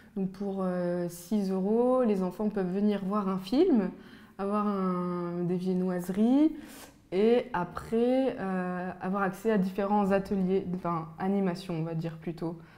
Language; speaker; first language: French; native; French